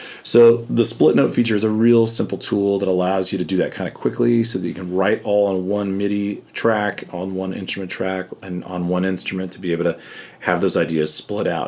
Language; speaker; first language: English; native; English